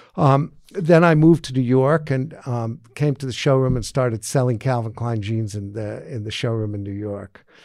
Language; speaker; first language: English; native; English